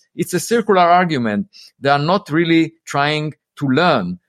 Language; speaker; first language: English; non-native, fluent; Hebrew